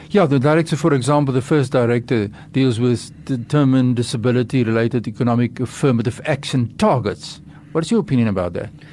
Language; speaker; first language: English; non-native, local second language; Afrikaans